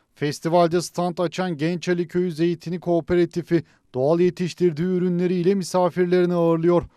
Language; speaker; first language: Turkish; native; Turkish